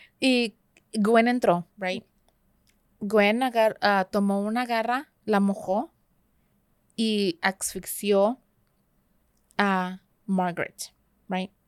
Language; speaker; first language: Spanish; early bilingual, heritage; Spanish